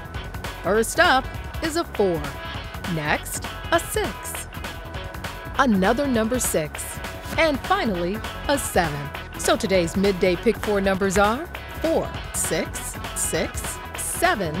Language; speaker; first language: English; native; English